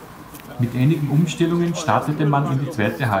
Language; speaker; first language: German; native; German